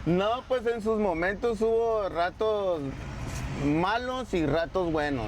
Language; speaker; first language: Spanish; native; Spanish